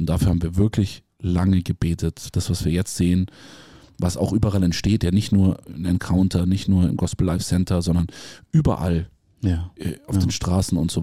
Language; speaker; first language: German; native; German